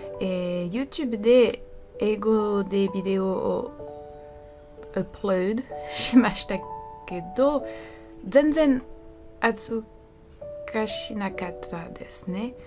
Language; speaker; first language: Japanese; non-native, learner; French